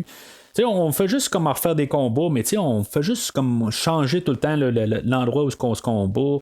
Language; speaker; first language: French; native; French